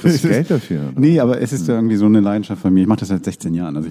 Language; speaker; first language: German; native; German